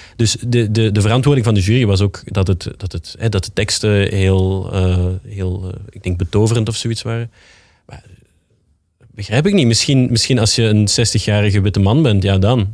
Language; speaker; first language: Dutch; native; Dutch